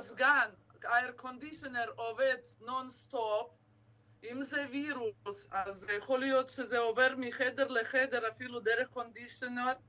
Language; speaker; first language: Hebrew; non-native, fluent; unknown